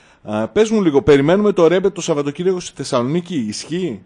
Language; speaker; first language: Greek; native; Greek